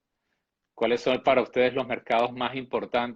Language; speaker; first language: Spanish; native; Spanish